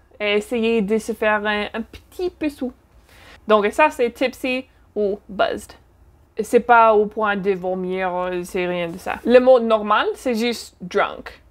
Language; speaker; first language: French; non-native, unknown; English